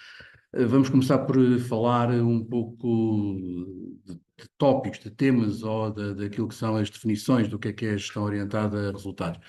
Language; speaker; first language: Portuguese; native; Portuguese